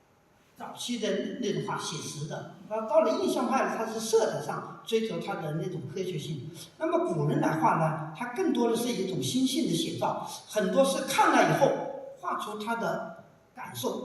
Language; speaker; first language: Chinese; native; Chinese